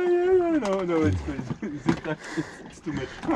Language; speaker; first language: English; non-native, learner; French